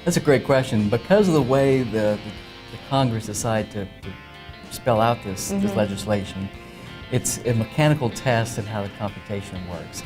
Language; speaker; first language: English; native; English